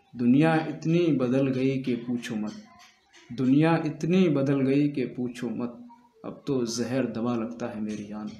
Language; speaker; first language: Hindi; native; Hindi